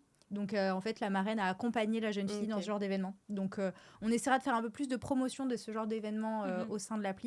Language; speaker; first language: French; native; French